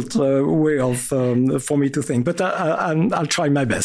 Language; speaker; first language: English; non-native, fluent; French